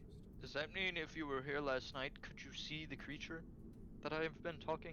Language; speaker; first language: English; native; English